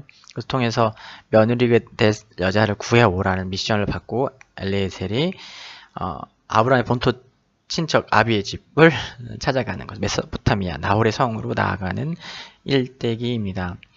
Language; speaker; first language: Korean; native; Korean